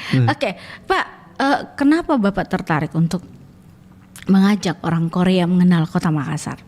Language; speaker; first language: Indonesian; native; Indonesian